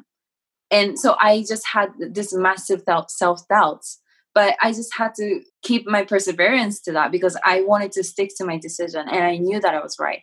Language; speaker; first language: English; non-native, fluent; Japanese